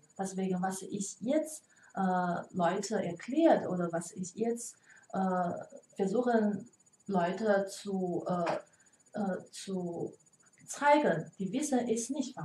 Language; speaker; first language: German; non-native, learner; Chinese